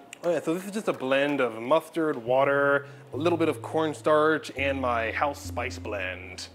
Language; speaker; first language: English; native; English